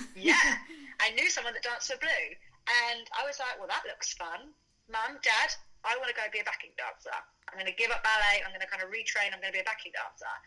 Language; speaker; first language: English; native; English